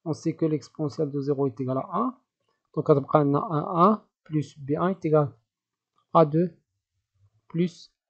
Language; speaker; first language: French; non-native, local second language; Arabic